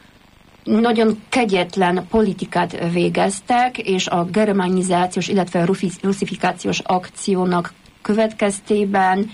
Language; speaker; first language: Hungarian; non-native, fluent; Polish